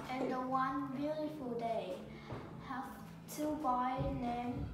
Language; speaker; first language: English; non-native, learner; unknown